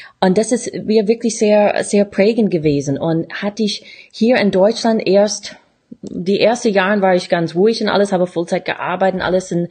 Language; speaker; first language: German; non-native, fluent; English